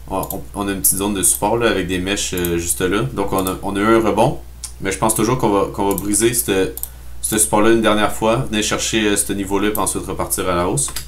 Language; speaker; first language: French; native; French